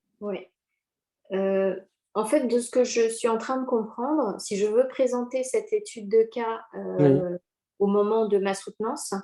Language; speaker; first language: French; native; French